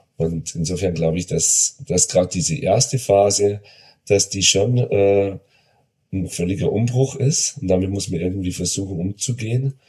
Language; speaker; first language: German; native; German